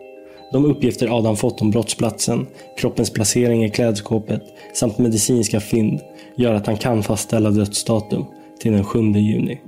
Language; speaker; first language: Swedish; native; Swedish